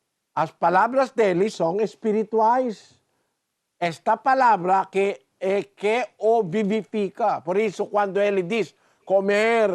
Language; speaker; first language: Portuguese; non-native, learner; Filipino